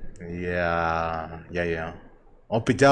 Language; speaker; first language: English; non-native, local second language; Chinese